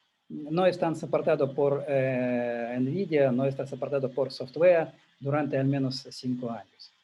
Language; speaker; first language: Spanish; non-native, learner; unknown